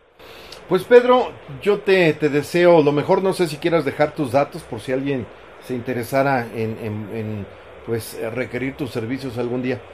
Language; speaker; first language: Spanish; native; Spanish